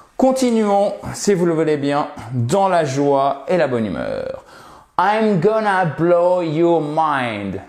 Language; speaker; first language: French; native; French